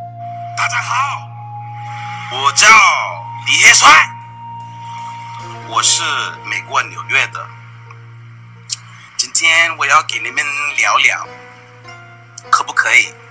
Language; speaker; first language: Chinese; non-native, fluent; English